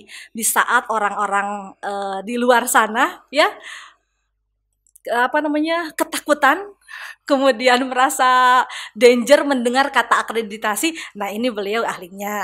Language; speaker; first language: Indonesian; native; Indonesian